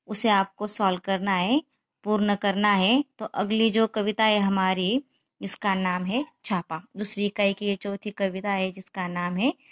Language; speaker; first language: Hindi; non-native, local second language; Marathi